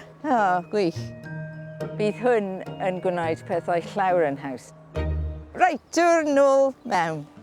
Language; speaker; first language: Welsh; non-native, learner; English